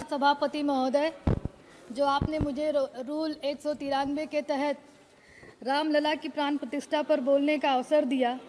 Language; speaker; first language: Hindi; native; Hindi